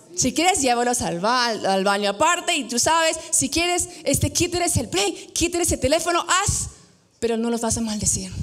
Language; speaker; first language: Spanish; non-native, fluent; English